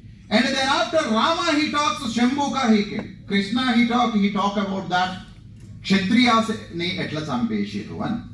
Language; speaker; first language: English; non-native, local second language; Telugu